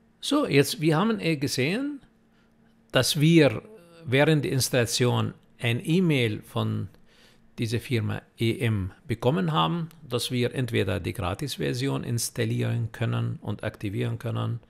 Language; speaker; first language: German; non-native, fluent; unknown